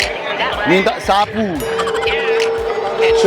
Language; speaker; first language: Indonesian; native; Indonesian